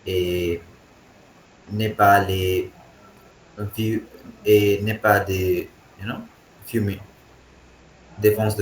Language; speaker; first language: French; non-native, fluent; Hindi